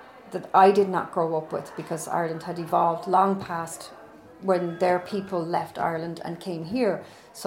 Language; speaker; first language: English; native; English